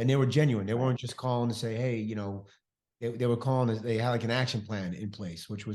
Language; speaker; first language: English; native; English